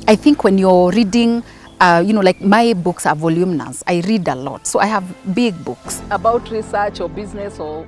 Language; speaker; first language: English; non-native, local second language; Kikuyu